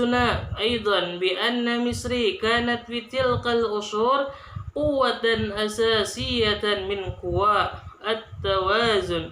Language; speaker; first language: Arabic; non-native, learner; Indonesian